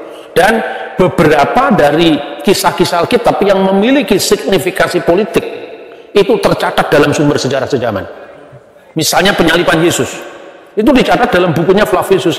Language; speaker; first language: Indonesian; native; Indonesian